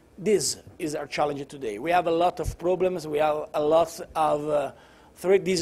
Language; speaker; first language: English; non-native, learner; Italian